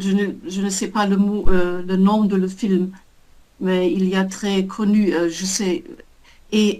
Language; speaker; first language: French; non-native, learner; German